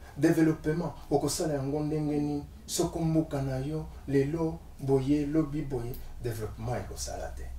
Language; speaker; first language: Lingala; non-native, local second language; Luba-Lulua